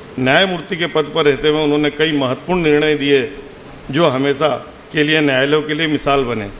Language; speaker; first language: Hindi; native; Hindi